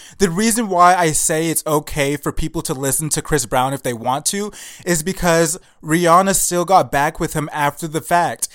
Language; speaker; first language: English; early bilingual, other home language; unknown